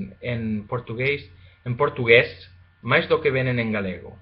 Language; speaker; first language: Portuguese; non-native, fluent; Spanish